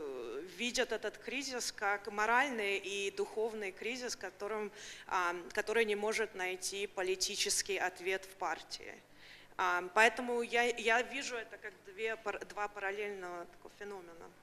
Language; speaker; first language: Russian; early bilingual, heritage; Russian